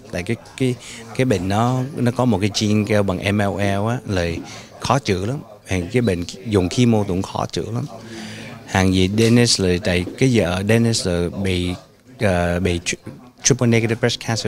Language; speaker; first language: Vietnamese; early bilingual, heritage; Vietnamese